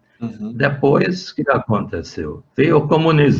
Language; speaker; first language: Portuguese; non-native, fluent; Hungarian